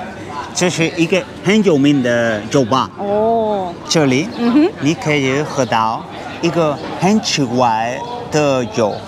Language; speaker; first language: Chinese; non-native, learner; Spanish